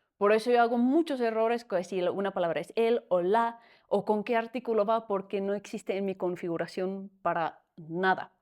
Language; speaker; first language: Spanish; non-native, fluent; Finnish